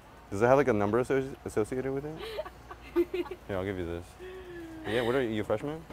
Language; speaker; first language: English; early bilingual, other home language; Spanish